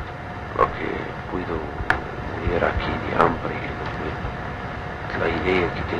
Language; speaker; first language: Spanish; non-native, learner; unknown